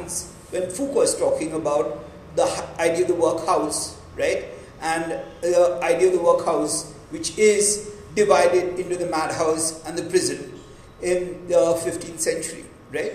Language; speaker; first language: English; non-native, local second language; Marathi